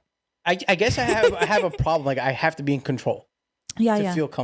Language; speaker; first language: English; native; English